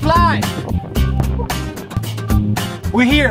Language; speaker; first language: English; non-native, fluent; Urdu